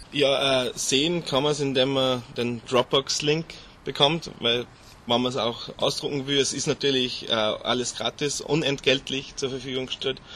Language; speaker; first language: German; native; German